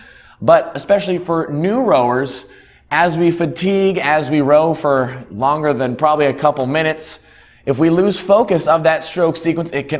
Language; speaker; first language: English; native; English